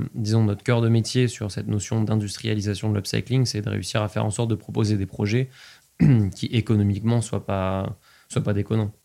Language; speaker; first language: French; native; French